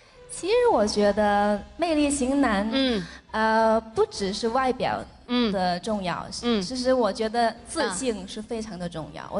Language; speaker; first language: Chinese; non-native, local second language; Cantonese